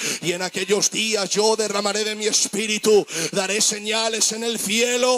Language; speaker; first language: Spanish; native; Spanish